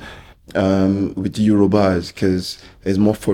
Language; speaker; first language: English; non-native, local second language; Yoruba